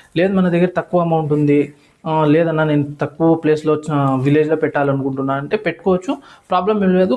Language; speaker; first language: Telugu; non-native, local second language; Urdu